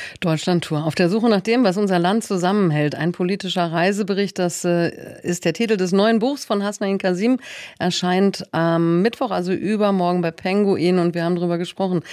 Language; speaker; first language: German; native; German